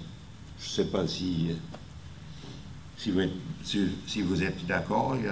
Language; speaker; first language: French; non-native, fluent; English